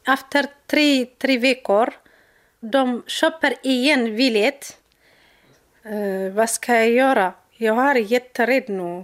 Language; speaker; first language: Swedish; non-native, learner; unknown